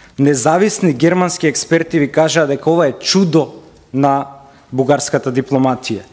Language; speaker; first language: Macedonian; native; Macedonian